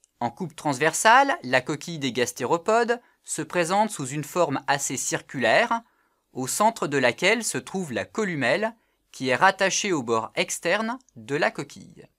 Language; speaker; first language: French; native; French